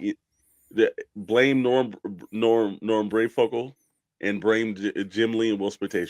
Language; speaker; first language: English; native; English